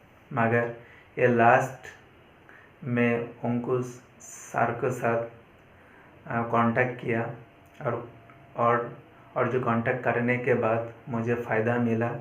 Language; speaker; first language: Hindi; non-native, local second language; Bangla